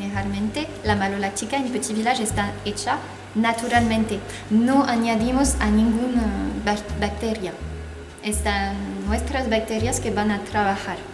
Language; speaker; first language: Spanish; non-native, fluent; French